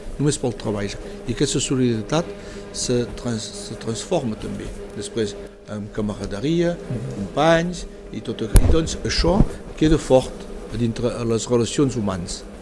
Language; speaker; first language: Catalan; early bilingual, heritage; Catalan